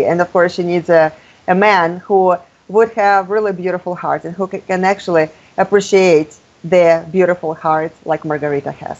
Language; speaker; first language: English; non-native, fluent; Russian